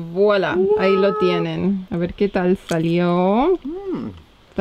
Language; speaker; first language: Spanish; native; Spanish